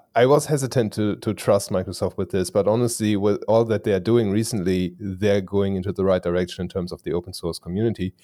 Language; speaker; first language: English; non-native, fluent; German